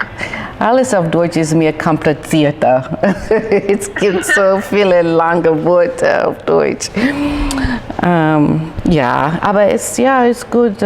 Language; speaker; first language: German; non-native, learner; English